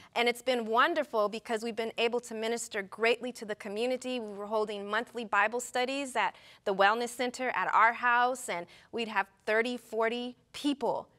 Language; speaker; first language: English; native; English